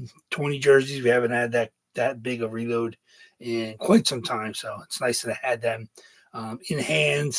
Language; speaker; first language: English; native; English